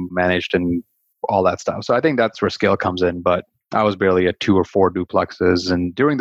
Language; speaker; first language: English; early bilingual, other home language; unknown